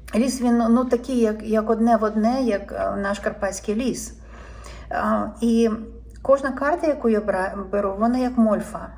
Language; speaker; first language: Ukrainian; native; Ukrainian